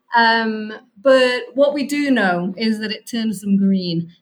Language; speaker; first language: English; native; English